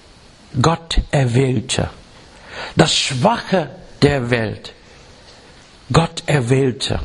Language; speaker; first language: German; non-native, learner; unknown